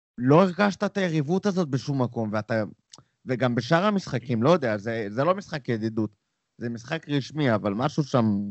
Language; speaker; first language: Hebrew; native; Hebrew